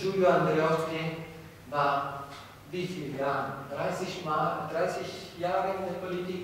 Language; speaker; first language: German; non-native, fluent; Italian